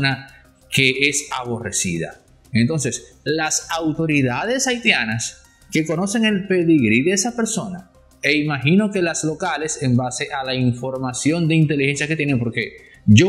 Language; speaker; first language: Spanish; native; Spanish